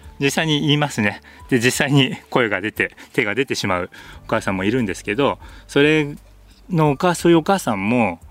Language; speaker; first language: Japanese; native; Japanese